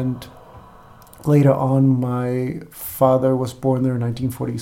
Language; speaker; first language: English; non-native, fluent; Spanish